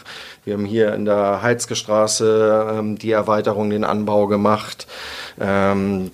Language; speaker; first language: German; native; German